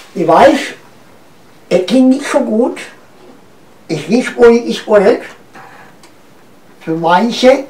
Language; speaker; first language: German; non-native, learner; Romanian